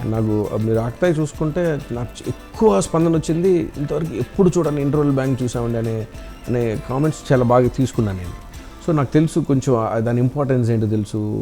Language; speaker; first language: Telugu; native; Telugu